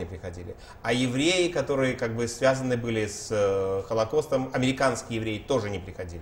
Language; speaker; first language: Russian; native; Russian